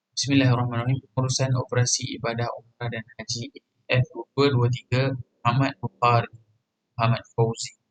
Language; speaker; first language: Malay; native; Malay